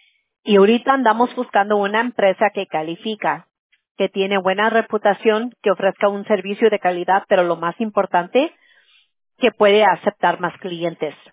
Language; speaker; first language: Spanish; early bilingual, heritage; Spanish